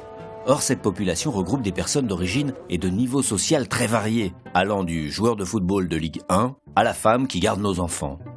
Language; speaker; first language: French; native; French